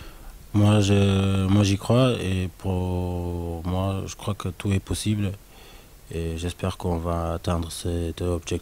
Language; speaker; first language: French; non-native, local second language; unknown